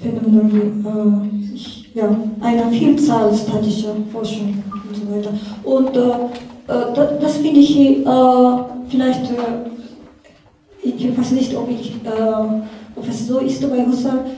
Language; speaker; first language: German; non-native, learner; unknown